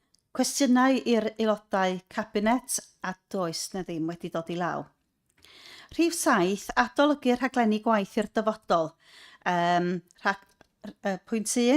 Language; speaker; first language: Welsh; native; Welsh